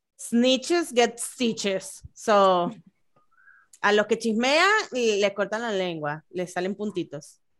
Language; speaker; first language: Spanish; native; Spanish